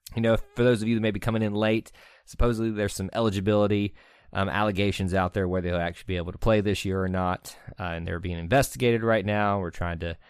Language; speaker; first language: English; native; English